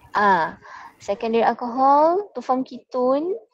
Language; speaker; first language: English; non-native, local second language; Malay